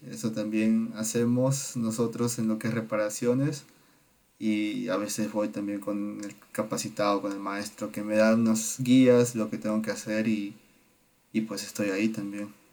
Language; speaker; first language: Spanish; native; Spanish